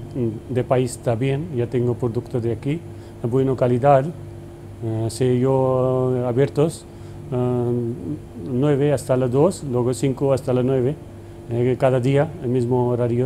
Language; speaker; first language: Spanish; non-native, learner; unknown